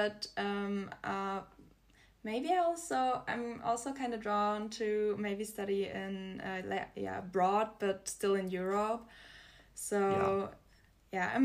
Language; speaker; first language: English; non-native, fluent; German